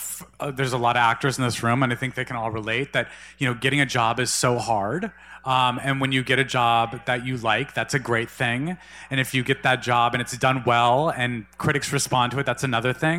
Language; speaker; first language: English; native; English